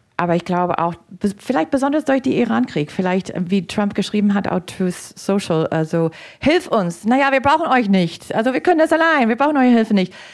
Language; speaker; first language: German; non-native, fluent; English